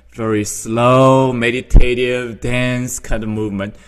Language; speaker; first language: English; non-native, fluent; Chinese